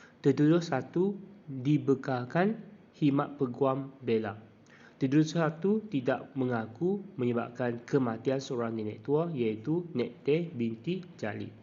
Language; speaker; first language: Malay; non-native, local second language; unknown